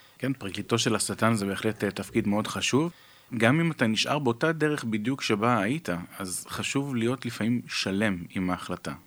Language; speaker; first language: Hebrew; native; Hebrew